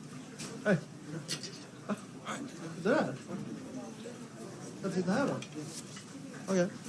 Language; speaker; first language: Swedish; native; Swedish